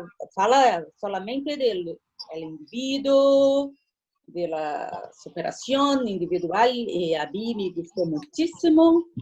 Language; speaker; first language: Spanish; non-native, learner; Portuguese